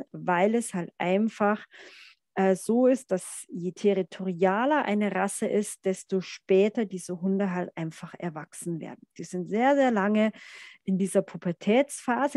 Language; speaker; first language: German; native; German